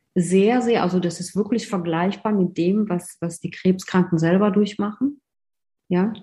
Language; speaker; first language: German; non-native, fluent; Russian